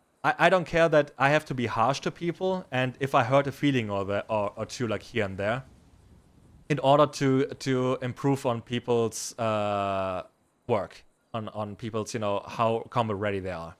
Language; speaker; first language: English; non-native, fluent; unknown